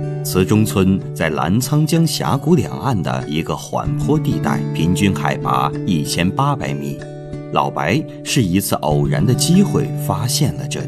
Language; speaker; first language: Chinese; native; Chinese